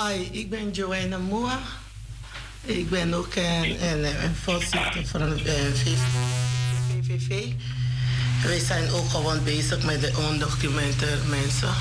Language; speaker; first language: Dutch; non-native, learner; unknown